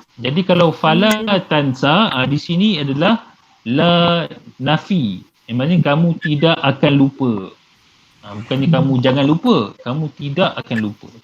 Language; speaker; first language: Malay; native; Malay